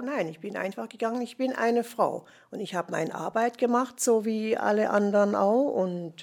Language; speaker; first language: German; non-native, fluent; English